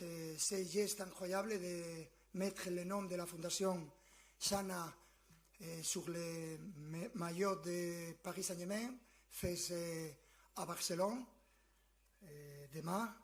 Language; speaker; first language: French; non-native, fluent; Spanish